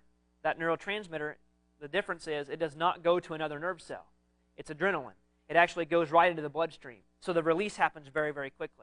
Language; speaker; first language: English; native; English